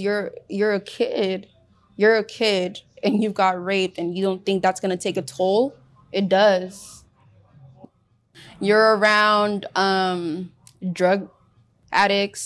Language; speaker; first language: English; early bilingual, other home language; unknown